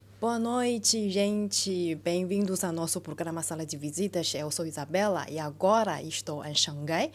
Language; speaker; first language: Portuguese; non-native, fluent; Chinese